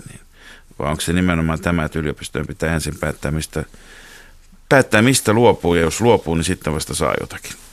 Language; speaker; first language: Finnish; native; Finnish